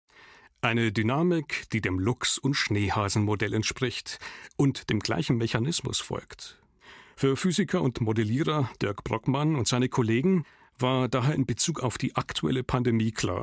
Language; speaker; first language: German; native; German